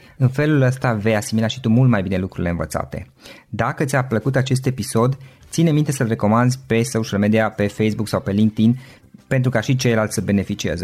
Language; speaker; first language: Romanian; native; Romanian